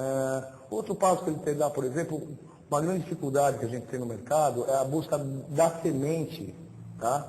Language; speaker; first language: Portuguese; native; Portuguese